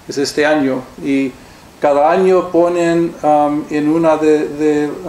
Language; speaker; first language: Spanish; early bilingual, heritage; Spanish